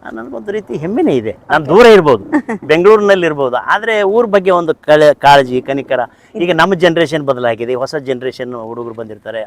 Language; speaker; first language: Kannada; native; Kannada